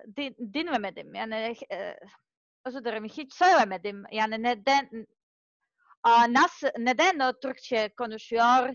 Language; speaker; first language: Turkish; non-native, learner; Serbian